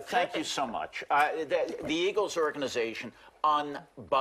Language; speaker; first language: English; native; English